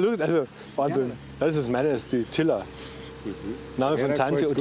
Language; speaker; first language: German; native; German